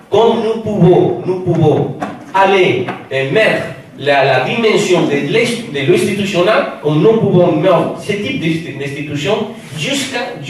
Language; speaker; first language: French; non-native, fluent; Spanish